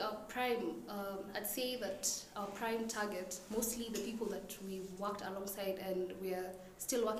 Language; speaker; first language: English; non-native, local second language; Somali